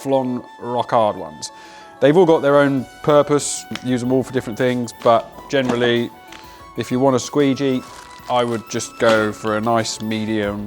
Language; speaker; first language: English; native; English